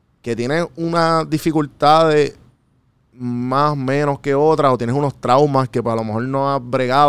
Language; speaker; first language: Spanish; native; Spanish